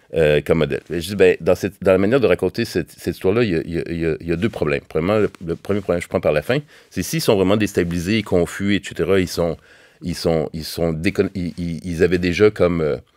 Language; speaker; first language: French; native; French